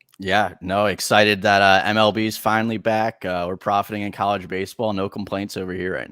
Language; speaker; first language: English; native; English